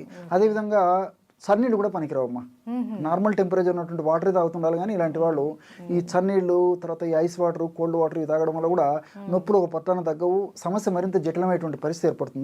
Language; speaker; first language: Telugu; native; Telugu